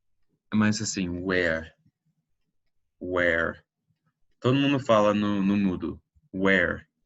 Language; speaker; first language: Portuguese; non-native, fluent; English